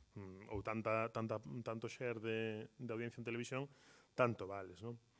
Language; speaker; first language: Spanish; non-native, local second language; Galician